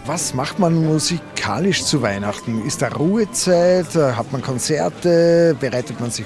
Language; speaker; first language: German; native; German